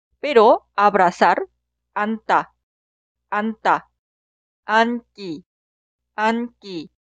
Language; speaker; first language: Spanish; non-native, fluent; Korean